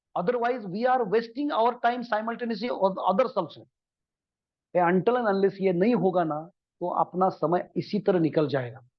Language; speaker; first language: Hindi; non-native, local second language; Marathi